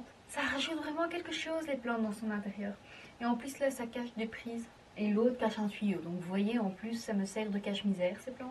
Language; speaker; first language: French; native; French